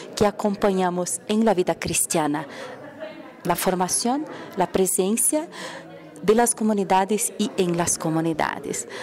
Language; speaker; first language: Spanish; non-native, fluent; Portuguese